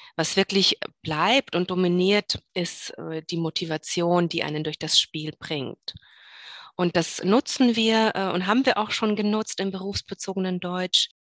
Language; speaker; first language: German; native; German